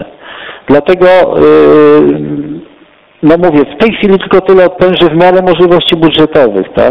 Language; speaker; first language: Polish; native; Polish